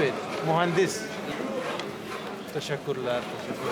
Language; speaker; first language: Turkish; non-native, learner; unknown